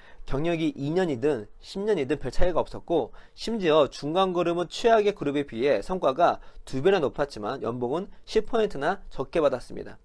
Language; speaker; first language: Korean; native; Korean